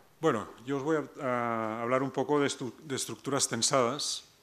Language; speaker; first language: Spanish; native; Spanish